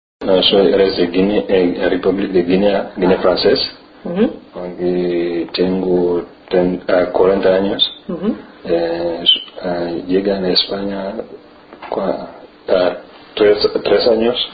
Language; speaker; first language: Spanish; non-native, learner; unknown